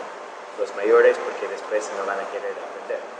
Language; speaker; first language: Spanish; non-native, fluent; English